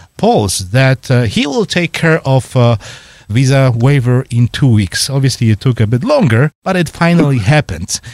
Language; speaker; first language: English; non-native, fluent; Polish